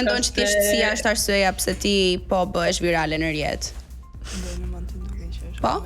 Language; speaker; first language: Albanian; native; Albanian